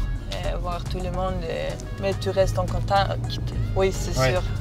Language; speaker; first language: French; non-native, learner; Serbian